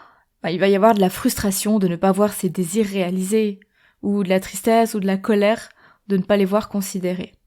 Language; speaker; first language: French; native; French